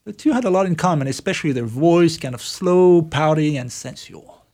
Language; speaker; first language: English; non-native, fluent; French